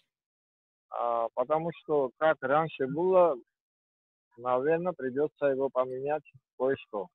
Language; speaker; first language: Russian; non-native, fluent; Georgian